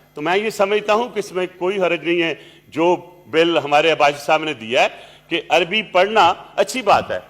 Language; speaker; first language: Urdu; non-native, local second language; Punjabi